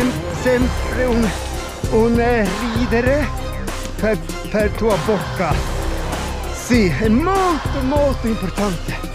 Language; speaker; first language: Italian; non-native, learner; Swedish